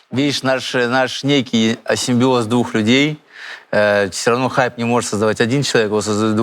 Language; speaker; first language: Russian; native; Russian